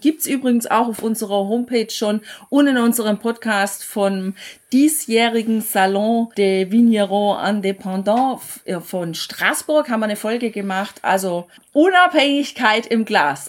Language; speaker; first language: German; native; German